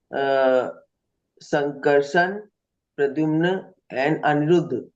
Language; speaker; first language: English; non-native, local second language; Hindi